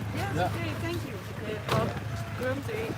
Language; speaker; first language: English; non-native, learner; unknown